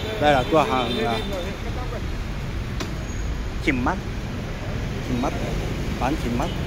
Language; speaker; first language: Vietnamese; non-native, learner; Japanese